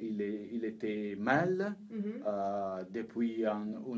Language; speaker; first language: French; non-native, learner; Italian